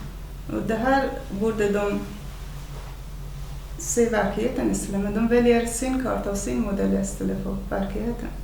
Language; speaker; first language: Swedish; non-native, fluent; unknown